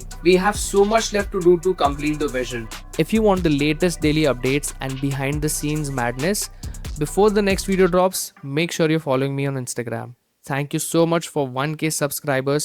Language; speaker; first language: English; non-native, local second language; Hindi